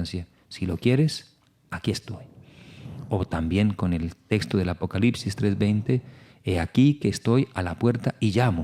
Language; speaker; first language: Spanish; native; Spanish